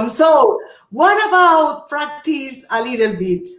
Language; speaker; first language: English; non-native, fluent; Portuguese